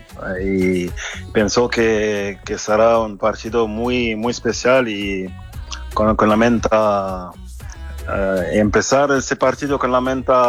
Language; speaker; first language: Spanish; non-native, fluent; French